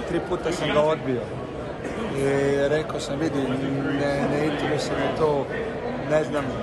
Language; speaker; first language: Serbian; early bilingual, heritage; Slovenian